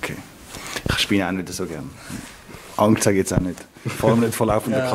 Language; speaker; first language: German; non-native, local second language; French